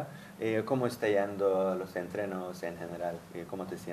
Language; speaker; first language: Spanish; non-native, fluent; Turkish